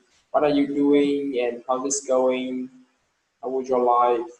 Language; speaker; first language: English; non-native, learner; Vietnamese